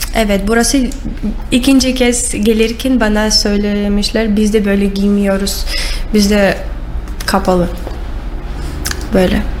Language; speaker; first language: Turkish; non-native, learner; Russian